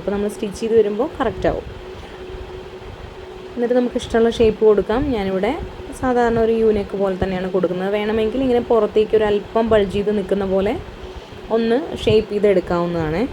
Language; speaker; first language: Malayalam; native; Malayalam